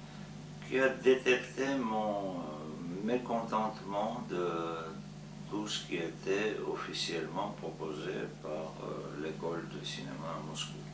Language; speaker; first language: French; non-native, fluent; Georgian